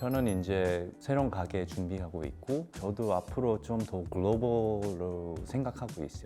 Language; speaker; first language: Korean; early bilingual, heritage; English